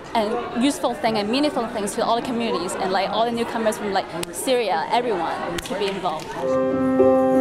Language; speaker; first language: English; non-native, fluent; Kurdish